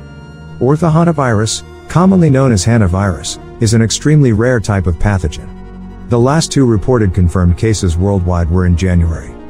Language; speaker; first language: English; non-native, fluent; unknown